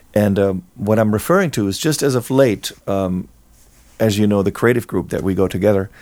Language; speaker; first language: English; non-native, fluent; German